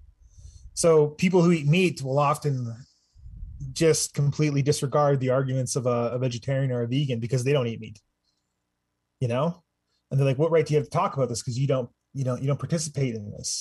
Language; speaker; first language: English; native; English